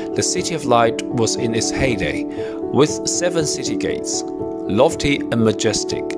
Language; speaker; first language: English; non-native, fluent; Uzbek